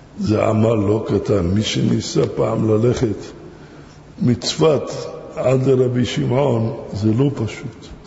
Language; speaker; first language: Hebrew; non-native, fluent; Arabic